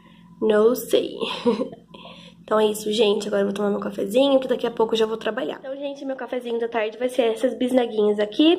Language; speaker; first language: Portuguese; native; Portuguese